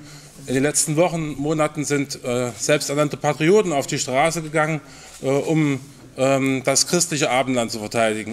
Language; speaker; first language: German; native; German